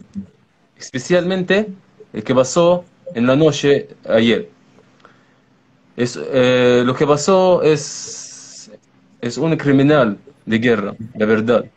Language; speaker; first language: Spanish; non-native, learner; Arabic